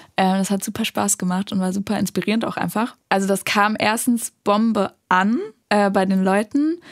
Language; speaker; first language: German; native; German